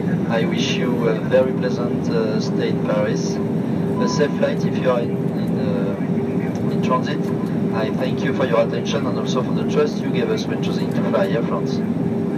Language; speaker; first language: English; non-native, fluent; French